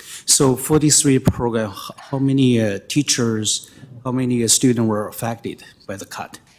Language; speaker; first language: English; non-native, fluent; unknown